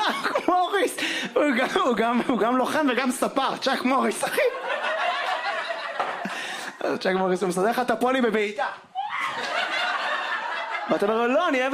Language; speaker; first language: Hebrew; native; Hebrew